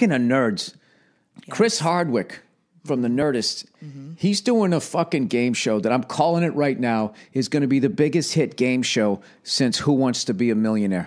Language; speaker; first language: English; native; English